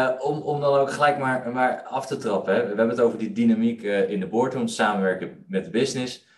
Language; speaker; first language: Dutch; native; Dutch